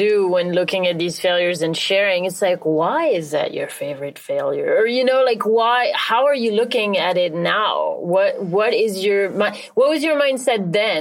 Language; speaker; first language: English; non-native, fluent; French